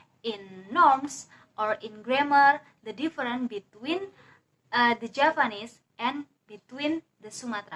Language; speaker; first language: English; non-native, learner; Indonesian